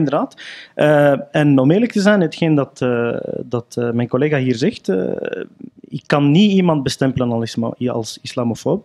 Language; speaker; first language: Dutch; early bilingual, other home language; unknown